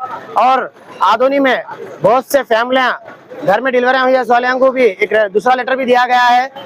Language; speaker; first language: Hindi; non-native, local second language; Telugu